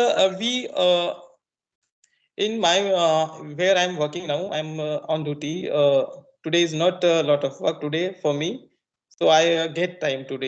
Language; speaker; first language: English; non-native, learner; Marathi